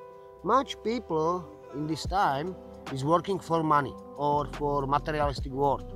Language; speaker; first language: English; non-native, learner; Slovak